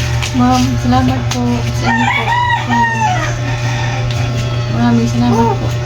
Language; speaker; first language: Filipino; non-native, local second language; Waray